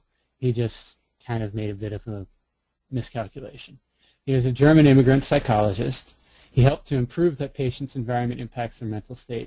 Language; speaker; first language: English; native; English